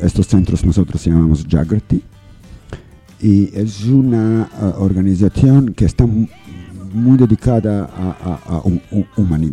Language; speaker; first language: Spanish; non-native, learner; English